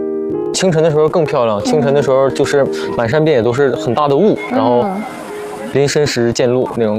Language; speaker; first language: Chinese; native; Chinese